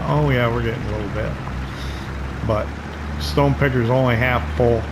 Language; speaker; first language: English; native; English